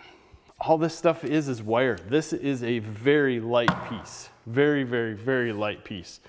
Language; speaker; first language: English; native; English